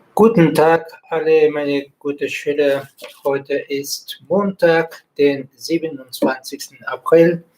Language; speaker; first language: German; non-native, fluent; Spanish